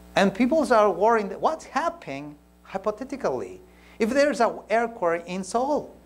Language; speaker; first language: English; non-native, fluent; Spanish